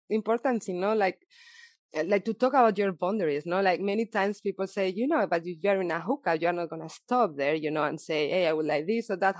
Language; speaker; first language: English; non-native, fluent; Spanish